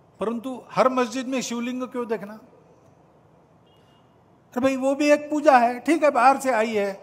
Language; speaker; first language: Hindi; non-native, local second language; Marathi